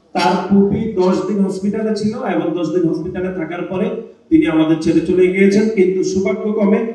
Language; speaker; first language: Bangla; native; Bangla